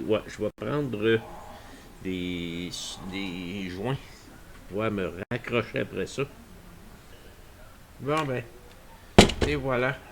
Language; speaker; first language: French; native; French